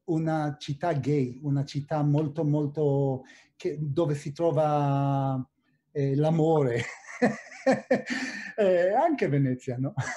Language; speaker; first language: Italian; non-native, fluent; Hebrew